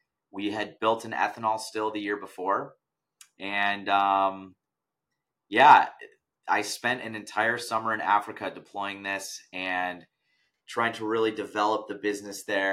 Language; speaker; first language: English; native; English